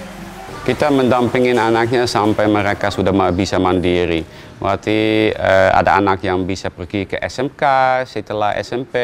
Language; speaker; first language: Indonesian; non-native, fluent; Dutch